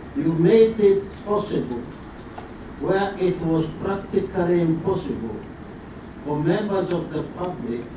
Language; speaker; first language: English; non-native, local second language; Kikuyu